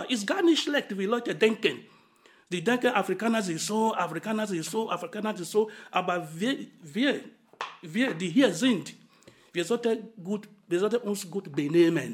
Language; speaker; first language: German; non-native, fluent; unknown